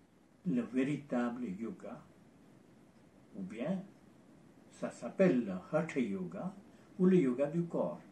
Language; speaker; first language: French; non-native, fluent; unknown